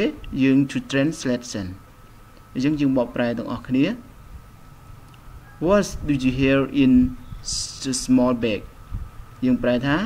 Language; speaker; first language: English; non-native, fluent; Khmer